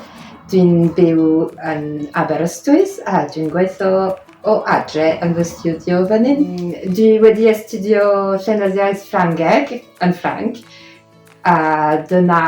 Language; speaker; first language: Welsh; non-native, fluent; French